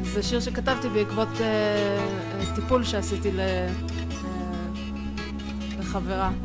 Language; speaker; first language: Hebrew; native; Hebrew